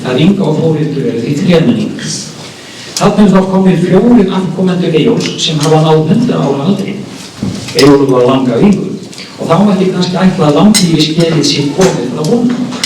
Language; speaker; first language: Icelandic; native; Icelandic